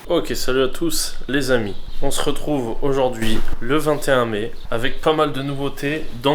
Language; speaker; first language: French; native; French